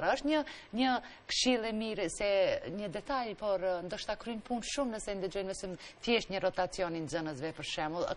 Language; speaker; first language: Albanian; native; Albanian